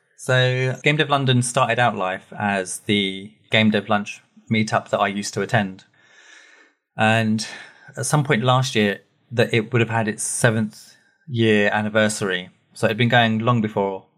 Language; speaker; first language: English; native; English